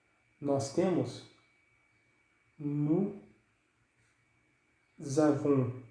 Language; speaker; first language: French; non-native, fluent; Portuguese